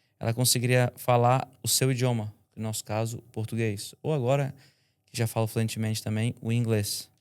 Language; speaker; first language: Portuguese; native; Portuguese